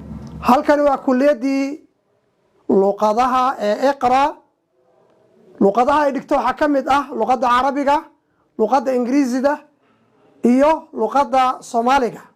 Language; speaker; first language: Arabic; non-native, local second language; Somali